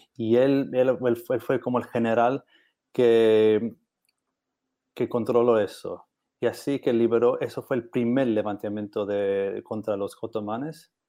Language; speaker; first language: Spanish; non-native, learner; English